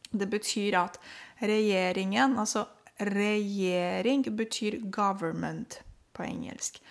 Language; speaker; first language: Norwegian; non-native, fluent; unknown